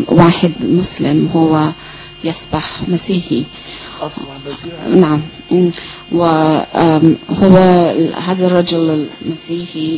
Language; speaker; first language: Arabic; non-native, learner; English